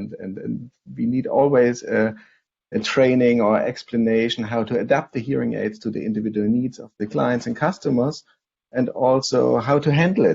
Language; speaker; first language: English; non-native, fluent; German